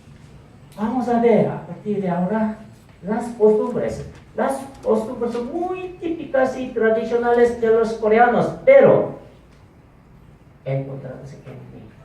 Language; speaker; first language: Spanish; non-native, fluent; Korean